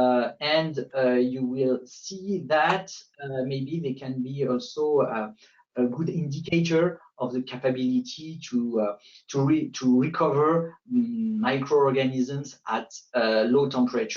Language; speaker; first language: English; non-native, fluent; French